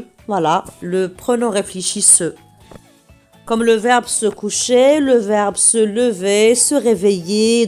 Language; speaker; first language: French; non-native, local second language; Arabic